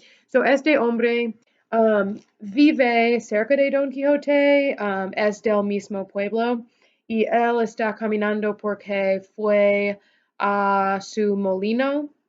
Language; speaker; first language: Spanish; non-native, fluent; English